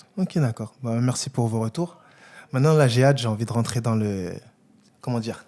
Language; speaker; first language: French; native; French